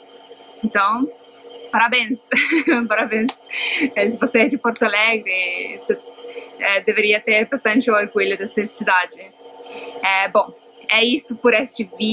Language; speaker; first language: Portuguese; non-native, fluent; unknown